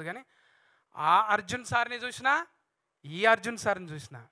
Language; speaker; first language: Telugu; native; Telugu